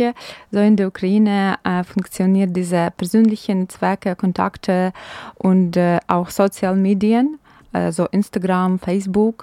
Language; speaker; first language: German; non-native, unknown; Ukrainian